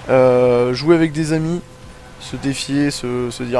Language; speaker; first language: French; native; French